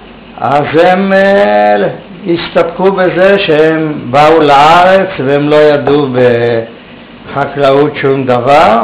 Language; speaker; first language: Hebrew; early bilingual, other home language; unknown